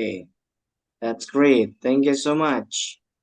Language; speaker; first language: English; non-native, fluent; Indonesian